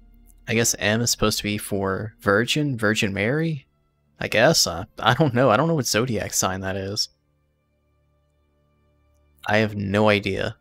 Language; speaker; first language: English; native; English